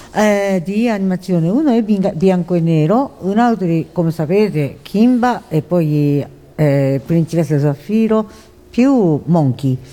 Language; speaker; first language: Italian; non-native, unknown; Japanese